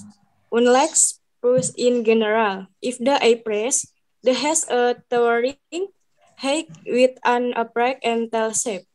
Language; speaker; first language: English; non-native, learner; Indonesian